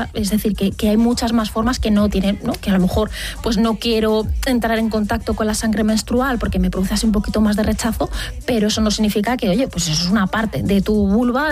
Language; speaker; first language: Spanish; native; Spanish